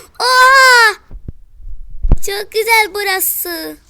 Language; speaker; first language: Turkish; early bilingual, heritage; Turkish